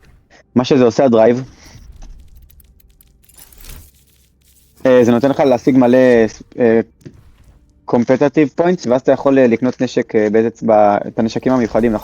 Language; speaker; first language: Hebrew; native; Hebrew